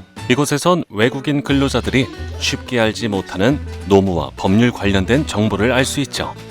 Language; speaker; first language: Korean; native; Korean